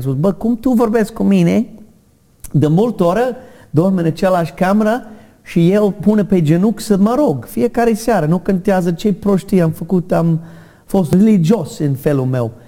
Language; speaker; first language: Romanian; non-native, learner; English